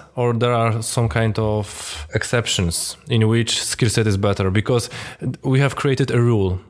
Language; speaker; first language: English; non-native, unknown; Polish